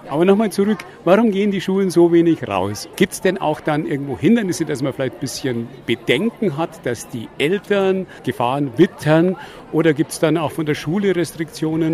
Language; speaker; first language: German; native; German